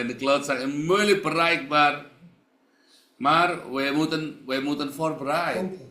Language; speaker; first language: Dutch; non-native, learner; Indonesian